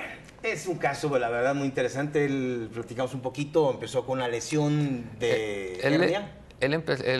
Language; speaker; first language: Spanish; native; Spanish